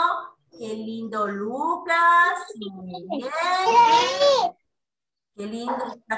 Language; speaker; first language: Spanish; native; Spanish